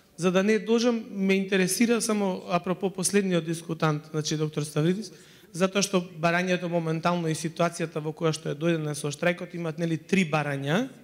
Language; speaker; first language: Macedonian; native; Macedonian